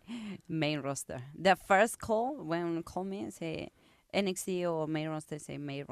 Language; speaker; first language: English; non-native, learner; Spanish